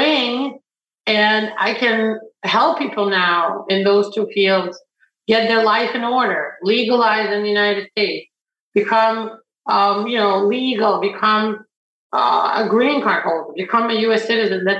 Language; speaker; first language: English; early bilingual, other home language; Ukrainian